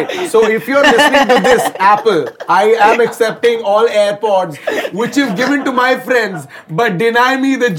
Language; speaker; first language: English; non-native, local second language; Malayalam